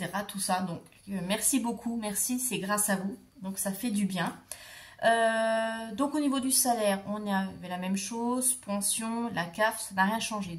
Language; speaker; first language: French; native; French